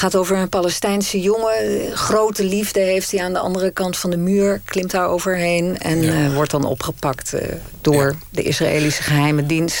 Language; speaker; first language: Dutch; native; Dutch